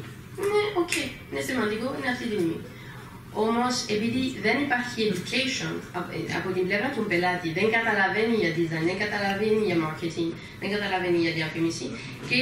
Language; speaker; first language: Greek; non-native, fluent; French